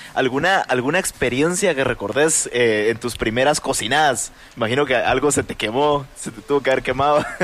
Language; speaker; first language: Spanish; native; Spanish